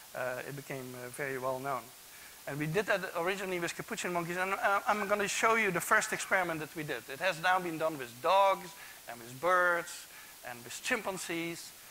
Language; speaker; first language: English; non-native, fluent; Dutch